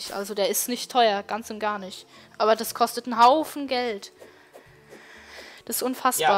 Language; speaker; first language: German; native; German